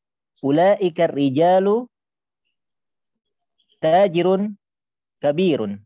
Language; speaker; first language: Arabic; non-native, learner; Indonesian